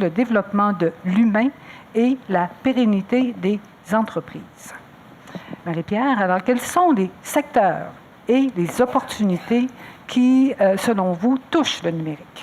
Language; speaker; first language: French; native; French